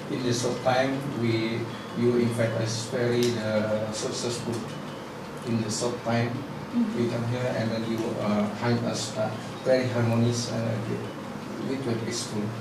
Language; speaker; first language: English; non-native, learner; Indonesian